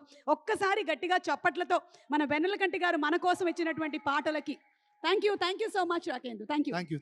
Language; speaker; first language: Telugu; native; Telugu